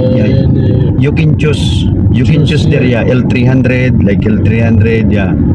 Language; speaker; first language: English; non-native, learner; Filipino